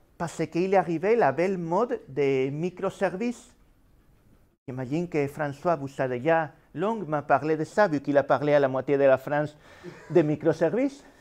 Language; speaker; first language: French; non-native, fluent; Spanish